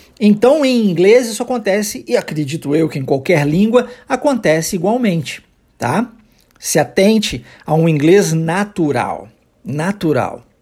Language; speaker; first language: Portuguese; early bilingual, heritage; English